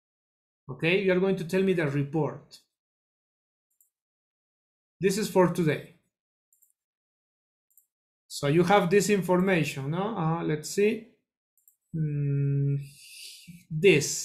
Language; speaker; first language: English; non-native, learner; Spanish